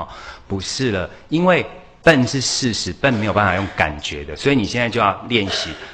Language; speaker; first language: Chinese; native; Chinese